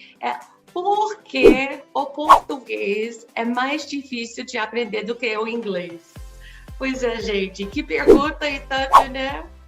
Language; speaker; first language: Portuguese; non-native, fluent; English